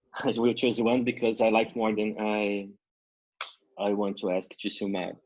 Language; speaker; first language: English; non-native, learner; Portuguese